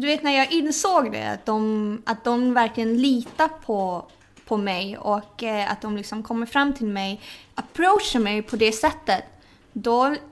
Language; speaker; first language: Swedish; early bilingual, other home language; Thai